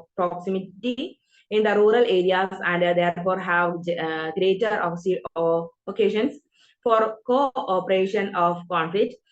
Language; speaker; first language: English; non-native, local second language; Malayalam